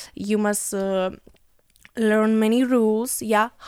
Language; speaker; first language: English; non-native, learner; Ukrainian